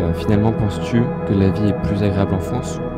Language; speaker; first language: French; native; French